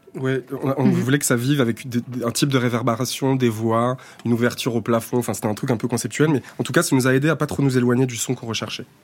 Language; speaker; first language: French; native; French